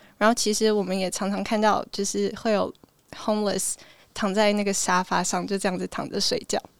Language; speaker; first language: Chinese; early bilingual, heritage; Chinese